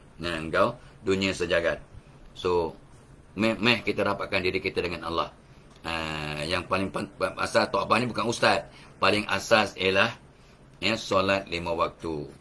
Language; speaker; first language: Malay; native; Malay